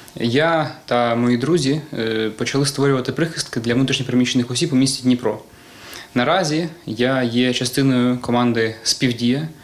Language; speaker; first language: Ukrainian; native; Ukrainian